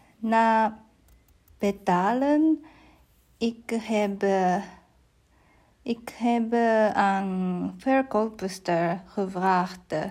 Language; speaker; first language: Dutch; non-native, learner; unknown